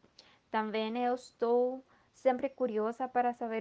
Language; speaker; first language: Portuguese; non-native, fluent; Spanish